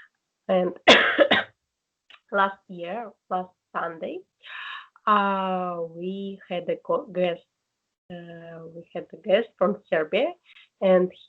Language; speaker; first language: English; non-native, learner; Russian